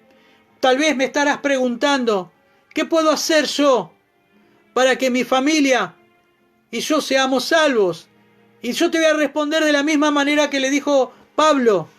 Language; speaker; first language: Spanish; native; Spanish